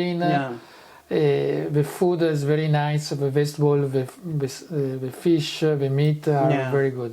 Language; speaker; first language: English; non-native, fluent; Italian